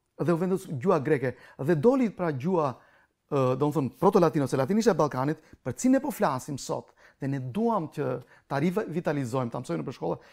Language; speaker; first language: Albanian; non-native, local second language; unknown